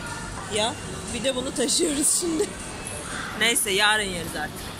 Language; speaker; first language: Turkish; native; Turkish